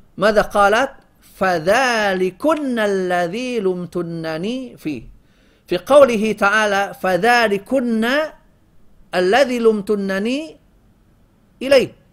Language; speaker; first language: Arabic; non-native, fluent; Indonesian